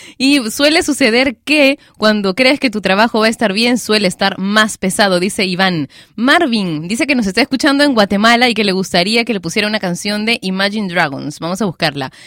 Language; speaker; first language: Spanish; native; Spanish